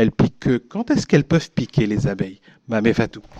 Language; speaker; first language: French; native; French